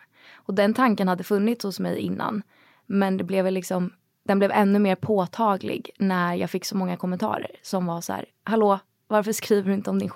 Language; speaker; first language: Swedish; native; Swedish